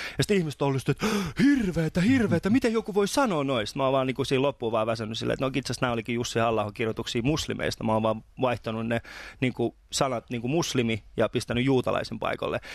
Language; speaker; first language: Finnish; early bilingual, other home language; Persian